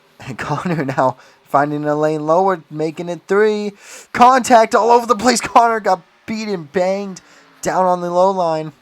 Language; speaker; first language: English; native; English